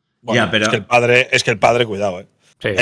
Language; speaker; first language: Spanish; native; Spanish